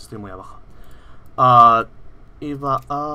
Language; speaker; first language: Spanish; native; Spanish